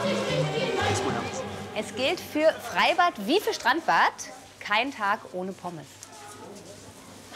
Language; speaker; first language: German; native; German